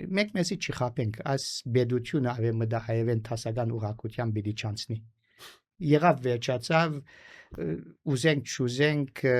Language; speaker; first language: Armenian; early bilingual, heritage; Armenian